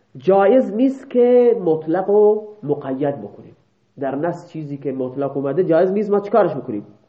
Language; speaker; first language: Persian; non-native, local second language; Baluchi